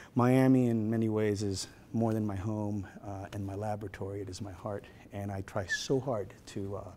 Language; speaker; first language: English; native; English